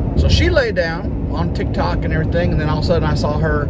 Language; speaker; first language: English; native; English